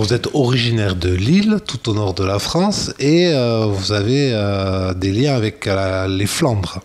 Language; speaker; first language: French; native; French